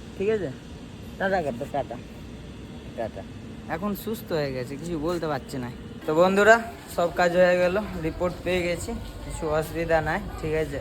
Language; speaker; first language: Bangla; non-native, learner; Hindi